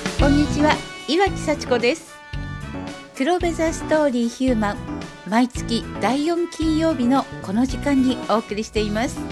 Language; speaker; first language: Japanese; native; Japanese